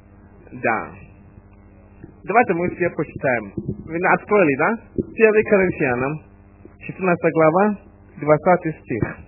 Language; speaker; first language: Russian; non-native, fluent; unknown